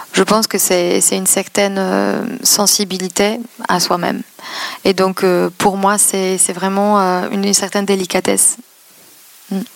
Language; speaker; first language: French; non-native, fluent; Polish